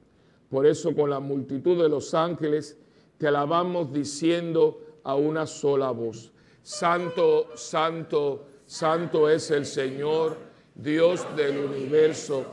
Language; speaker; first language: Spanish; native; Spanish